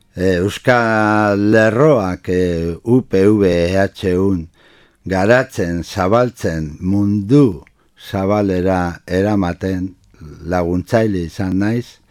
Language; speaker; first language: Basque; non-native, local second language; Spanish